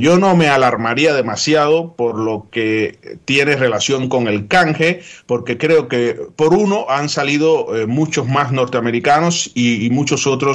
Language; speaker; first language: Spanish; native; Spanish